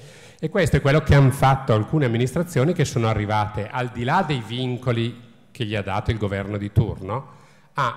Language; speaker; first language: Italian; native; Italian